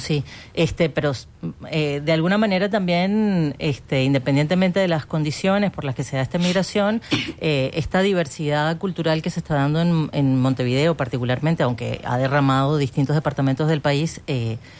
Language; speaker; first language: Spanish; native; Spanish